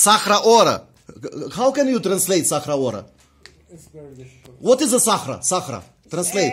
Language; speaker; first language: English; non-native, learner; Russian